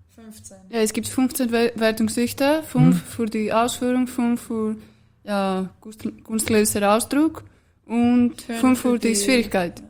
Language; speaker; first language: German; non-native, fluent; Greek